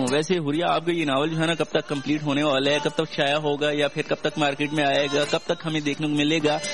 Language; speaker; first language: Urdu; non-native, local second language; Pashto